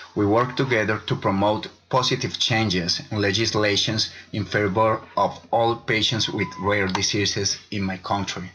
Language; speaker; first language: English; non-native, fluent; Spanish